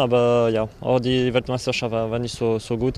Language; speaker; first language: German; non-native, learner; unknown